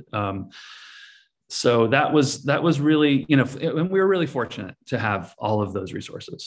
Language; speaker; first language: English; native; English